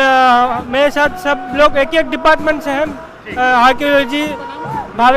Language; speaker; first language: Hindi; non-native, local second language; Tamil